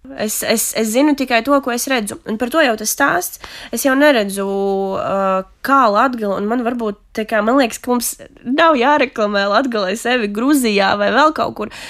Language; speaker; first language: Latvian; native; Latvian